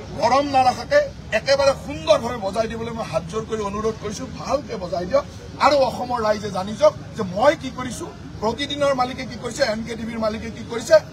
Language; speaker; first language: Assamese; native; Assamese